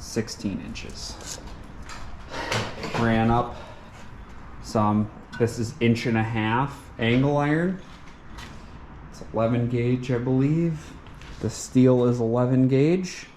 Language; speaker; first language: English; native; English